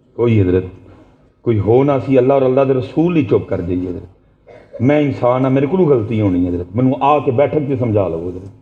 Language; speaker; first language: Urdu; non-native, local second language; Northern Hindko